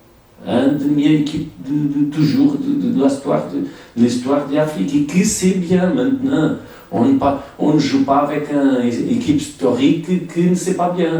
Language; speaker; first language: French; non-native, fluent; Portuguese